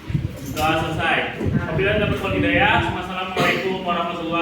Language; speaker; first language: Malay; native; Malay